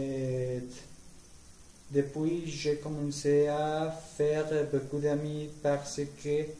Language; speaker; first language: French; non-native, learner; Spanish